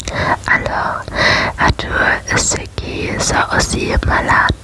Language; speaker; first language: French; non-native, learner; German